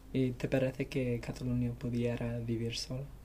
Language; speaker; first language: Spanish; non-native, learner; English